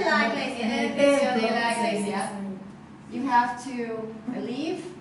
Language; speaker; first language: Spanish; non-native, learner; English